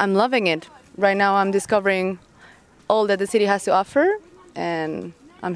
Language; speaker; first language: English; non-native, fluent; Spanish